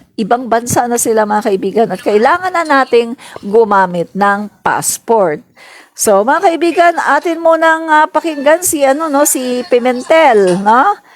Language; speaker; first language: Filipino; non-native, local second language; Cebuano